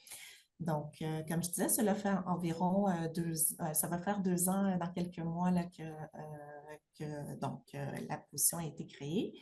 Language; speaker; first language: French; native; French